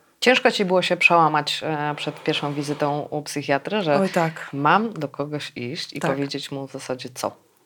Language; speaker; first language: Polish; native; Polish